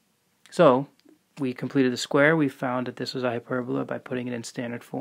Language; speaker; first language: English; native; English